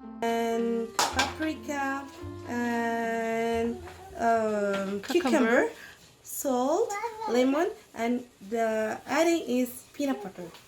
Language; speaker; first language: English; non-native, fluent; Arabic